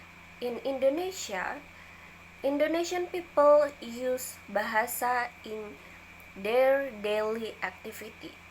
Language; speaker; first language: English; non-native, learner; Indonesian